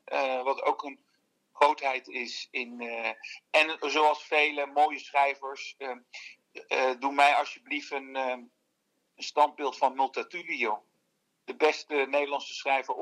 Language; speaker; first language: Dutch; early bilingual, other home language; Turkish